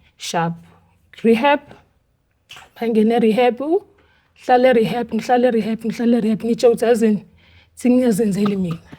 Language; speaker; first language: Zulu; native; Zulu